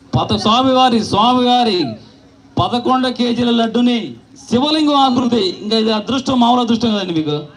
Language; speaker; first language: Telugu; native; Telugu